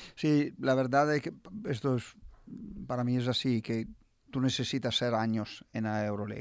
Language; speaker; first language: Spanish; non-native, fluent; Italian